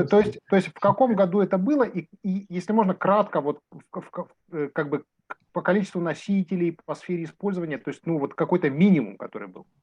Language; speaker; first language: Russian; native; Russian